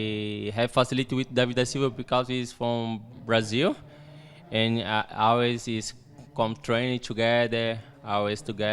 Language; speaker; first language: English; non-native, learner; Portuguese